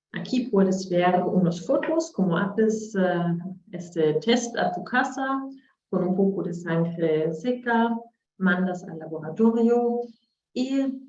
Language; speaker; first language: Spanish; non-native, learner; German